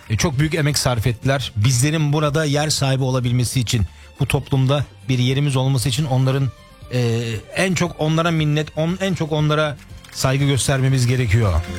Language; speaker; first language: Turkish; early bilingual, heritage; Turkish